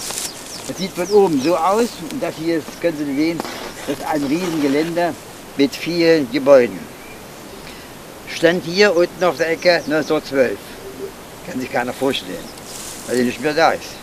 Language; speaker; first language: German; native; German